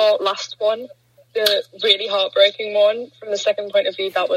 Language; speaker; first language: English; native; English